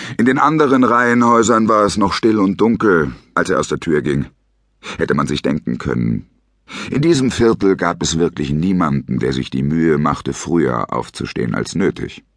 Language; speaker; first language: German; native; German